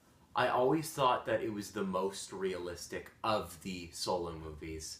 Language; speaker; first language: English; native; English